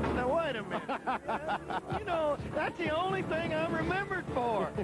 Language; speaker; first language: English; native; English